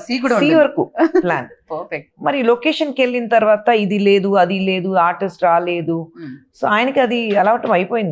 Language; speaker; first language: Telugu; non-native, fluent; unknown